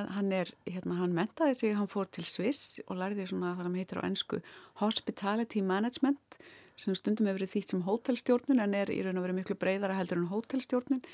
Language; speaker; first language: Icelandic; native; Icelandic